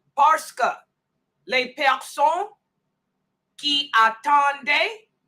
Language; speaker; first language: French; non-native, learner; English